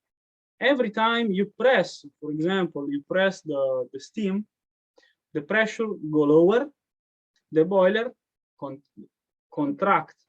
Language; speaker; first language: English; non-native, learner; Italian